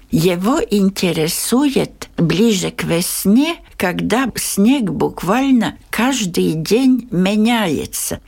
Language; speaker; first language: Russian; native; Russian